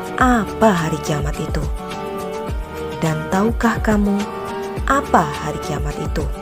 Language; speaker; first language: Indonesian; native; Indonesian